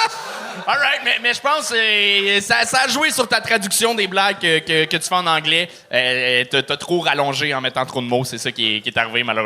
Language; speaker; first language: French; native; French